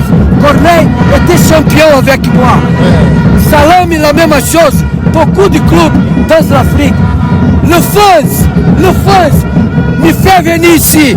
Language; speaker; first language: French; non-native, fluent; Portuguese